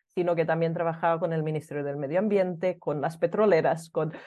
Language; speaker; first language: Spanish; early bilingual, other home language; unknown